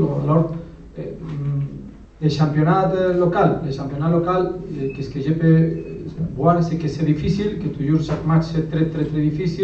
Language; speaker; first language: French; non-native, learner; Spanish